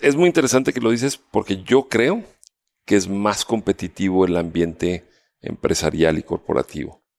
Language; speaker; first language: Spanish; native; Spanish